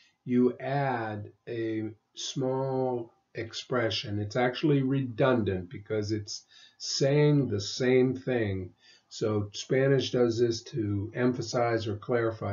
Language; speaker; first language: English; native; English